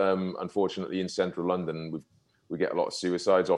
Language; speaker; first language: English; native; English